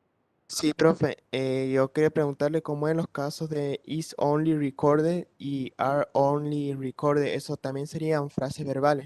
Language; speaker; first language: Spanish; native; Spanish